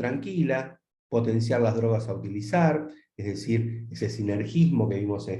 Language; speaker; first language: Spanish; native; Spanish